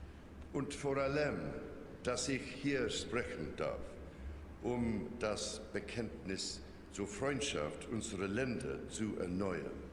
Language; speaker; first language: German; non-native, fluent; English